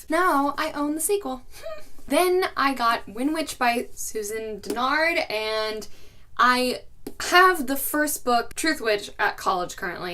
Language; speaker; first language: English; native; English